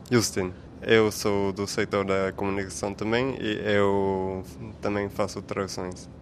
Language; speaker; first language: Portuguese; non-native, fluent; German